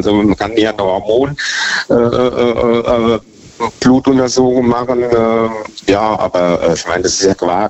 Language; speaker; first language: German; native; German